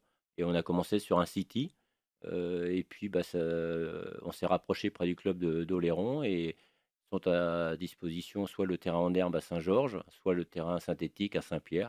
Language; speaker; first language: French; native; French